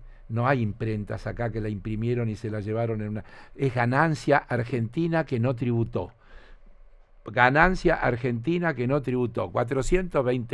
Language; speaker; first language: Spanish; native; Spanish